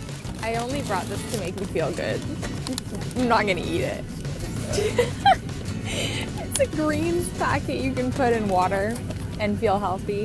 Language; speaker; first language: English; native; English